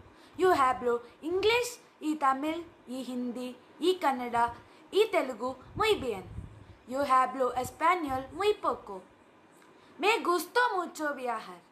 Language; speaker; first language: Spanish; non-native, learner; Tamil